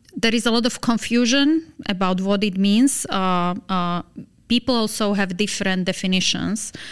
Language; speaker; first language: English; non-native, fluent; Slovak